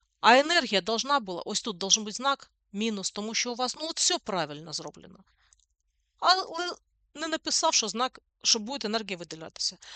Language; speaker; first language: Ukrainian; non-native, local second language; Russian